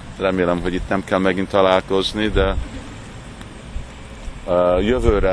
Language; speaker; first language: Hungarian; early bilingual, heritage; Hungarian